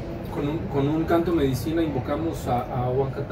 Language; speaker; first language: Spanish; native; Spanish